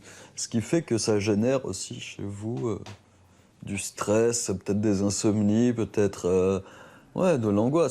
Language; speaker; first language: French; native; French